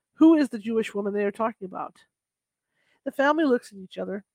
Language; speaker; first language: English; native; English